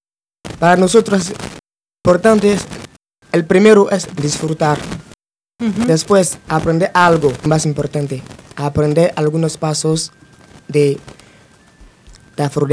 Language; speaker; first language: Spanish; non-native, fluent; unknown